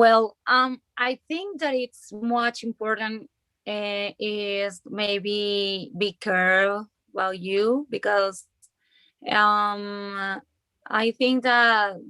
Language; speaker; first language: English; non-native, learner; Spanish